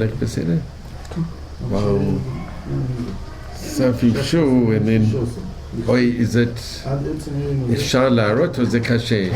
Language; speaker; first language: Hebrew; non-native, learner; English